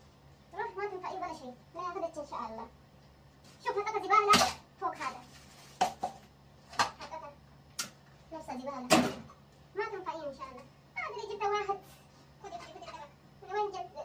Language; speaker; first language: Arabic; non-native, learner; Oromo